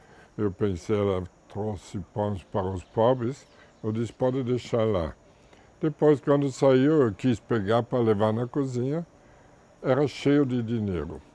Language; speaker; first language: Portuguese; non-native, fluent; German